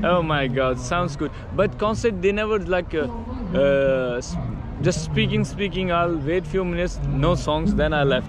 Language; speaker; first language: English; non-native, learner; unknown